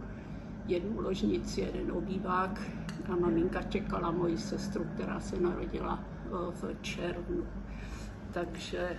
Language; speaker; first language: Czech; early bilingual, heritage; Czech